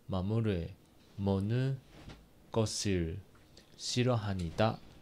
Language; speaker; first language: Korean; non-native, learner; Chinese